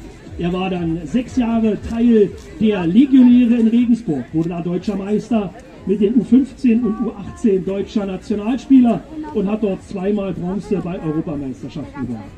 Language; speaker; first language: German; native; German